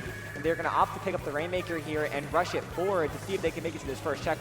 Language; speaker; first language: English; native; English